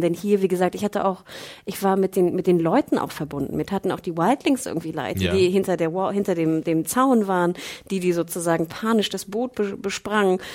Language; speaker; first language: German; native; German